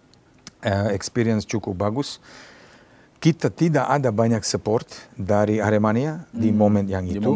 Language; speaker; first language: Indonesian; non-native, learner; Serbian